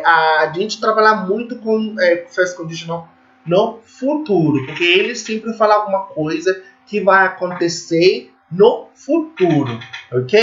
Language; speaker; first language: Portuguese; non-native, fluent; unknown